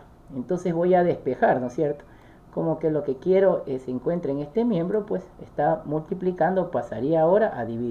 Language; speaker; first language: Spanish; native; Spanish